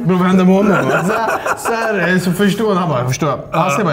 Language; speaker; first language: Swedish; native; Swedish